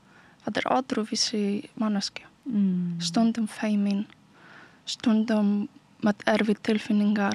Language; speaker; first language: Icelandic; non-native, learner; Polish